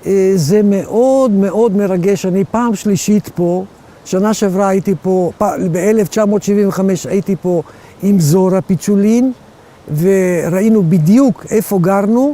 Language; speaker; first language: Hebrew; early bilingual, other home language; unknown